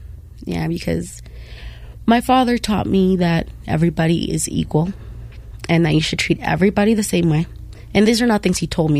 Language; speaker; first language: English; non-native, local second language; Spanish